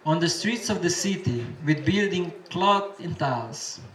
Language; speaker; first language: English; non-native, fluent; Slovenian